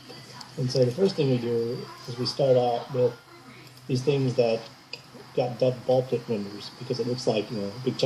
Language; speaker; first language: English; native; English